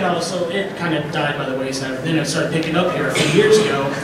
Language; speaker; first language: English; native; English